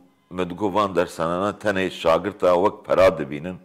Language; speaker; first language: Kurdish; native; Kurdish